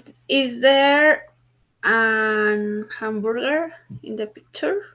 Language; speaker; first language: English; non-native, learner; Spanish